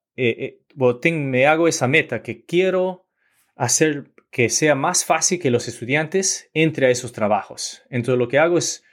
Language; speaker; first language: Spanish; early bilingual, heritage; Spanish